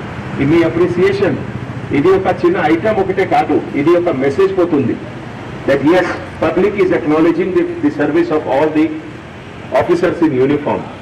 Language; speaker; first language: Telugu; non-native, local second language; Hindi